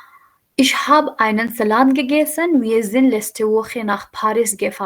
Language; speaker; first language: German; non-native, fluent; Urdu